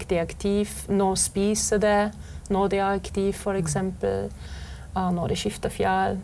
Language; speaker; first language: Norwegian; non-native, fluent; German